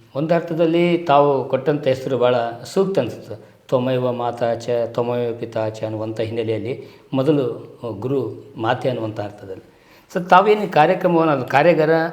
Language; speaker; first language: Kannada; native; Kannada